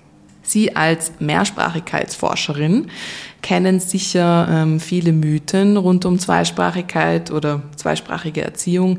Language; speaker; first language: German; native; German